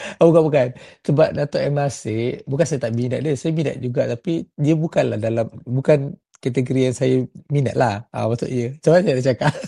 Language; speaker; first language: Malay; native; Malay